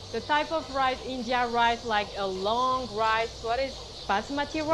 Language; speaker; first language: English; non-native, fluent; Malagasy